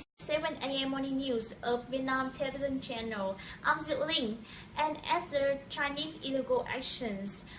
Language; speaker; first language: English; non-native, fluent; Vietnamese